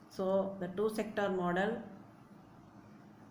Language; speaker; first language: English; non-native, local second language; Tamil